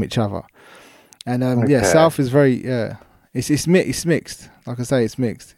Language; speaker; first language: English; native; English